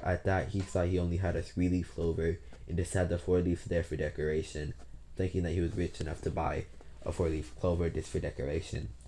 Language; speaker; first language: English; native; English